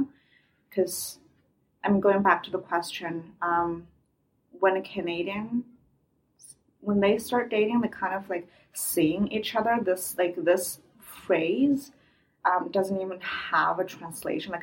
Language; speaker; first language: English; non-native, fluent; Chinese